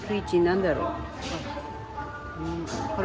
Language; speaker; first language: Japanese; non-native, learner; Filipino